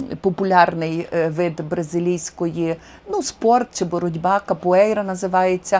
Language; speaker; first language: Ukrainian; native; Ukrainian